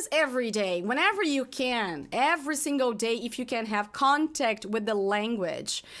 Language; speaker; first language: English; non-native, fluent; Portuguese